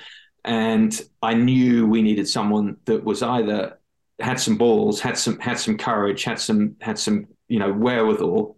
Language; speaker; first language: English; native; English